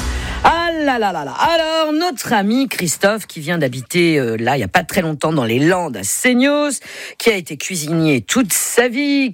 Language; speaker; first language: French; native; French